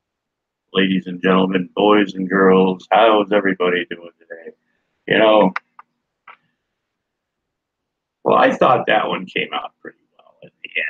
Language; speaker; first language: English; native; English